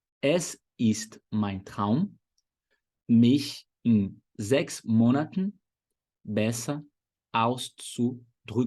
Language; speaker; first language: German; non-native, fluent; Portuguese